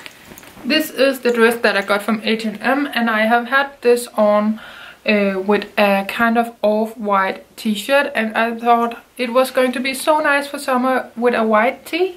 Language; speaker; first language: English; non-native, fluent; Danish